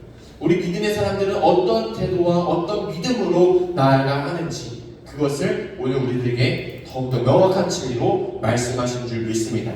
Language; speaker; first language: Korean; native; Korean